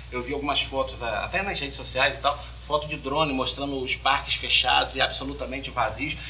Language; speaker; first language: Portuguese; native; Portuguese